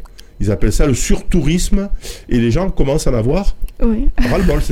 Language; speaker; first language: French; native; French